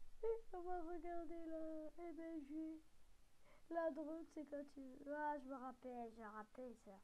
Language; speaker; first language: French; native; French